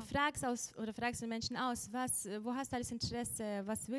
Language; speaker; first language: German; non-native, fluent; Russian